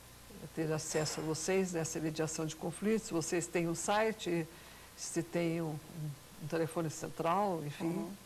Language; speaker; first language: Portuguese; native; Portuguese